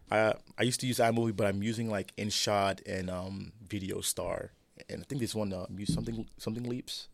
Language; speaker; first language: English; early bilingual, other home language; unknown